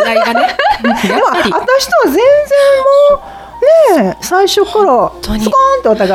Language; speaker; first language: Japanese; native; Japanese